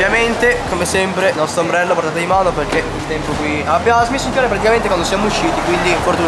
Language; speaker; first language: Italian; native; Italian